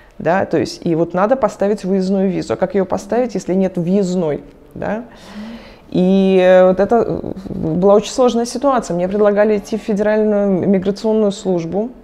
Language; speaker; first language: Russian; native; Russian